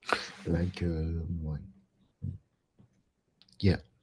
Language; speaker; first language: English; non-native, learner; French